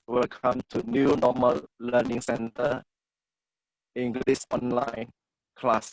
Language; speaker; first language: English; non-native, fluent; Indonesian